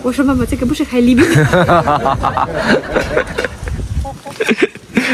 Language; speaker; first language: Chinese; non-native, learner; Ukrainian